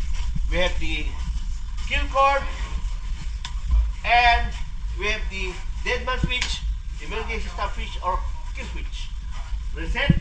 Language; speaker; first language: English; non-native, local second language; Filipino